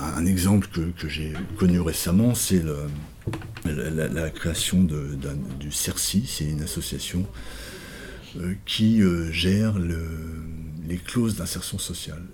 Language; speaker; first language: French; native; French